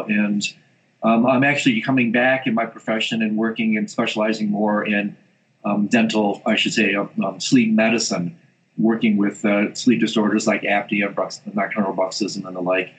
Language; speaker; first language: English; native; English